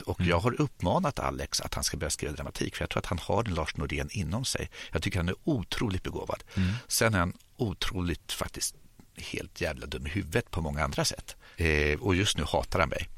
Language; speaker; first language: Swedish; native; Swedish